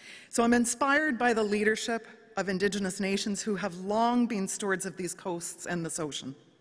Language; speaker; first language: English; native; English